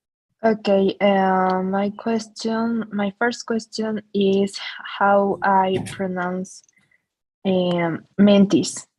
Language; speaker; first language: English; non-native, learner; Spanish